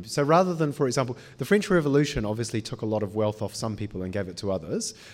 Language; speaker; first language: English; native; English